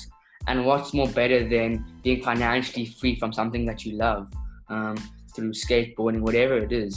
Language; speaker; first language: English; native; English